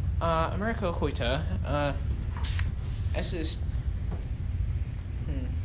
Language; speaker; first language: German; non-native, learner; English